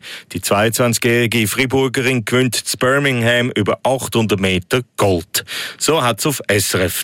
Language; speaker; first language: German; native; German